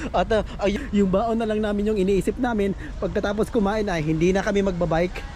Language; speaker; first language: Filipino; non-native, local second language; Cebuano